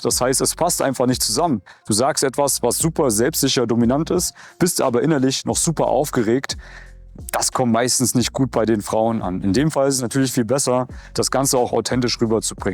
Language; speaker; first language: German; native; German